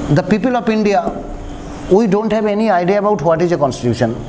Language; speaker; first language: English; non-native, local second language; Bangla